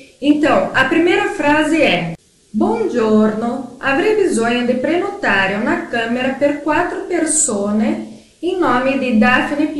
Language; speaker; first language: Italian; non-native, fluent; Portuguese